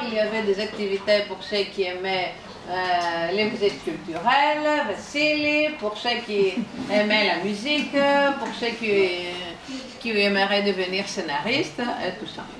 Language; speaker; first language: French; non-native, fluent; Greek